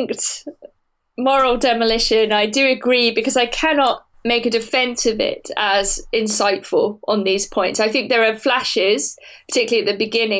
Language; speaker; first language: English; native; English